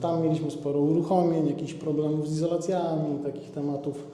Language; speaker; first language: Polish; native; Polish